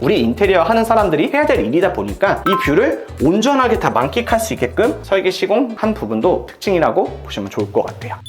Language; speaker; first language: Korean; native; Korean